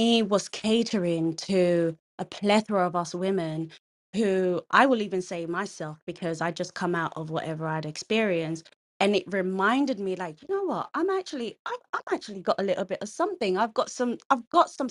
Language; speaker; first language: English; non-native, local second language; Kikuyu